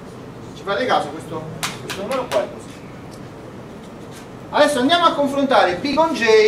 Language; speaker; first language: Italian; native; Italian